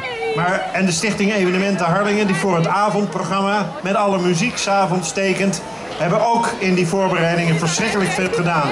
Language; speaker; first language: Dutch; native; Dutch